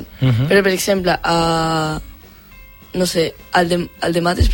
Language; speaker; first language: Catalan; non-native, local second language; Spanish